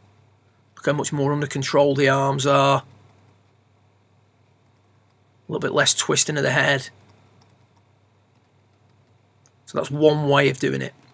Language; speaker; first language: English; native; English